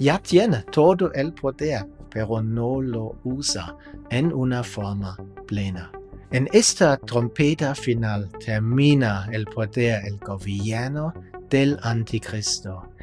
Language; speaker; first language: Spanish; non-native, fluent; German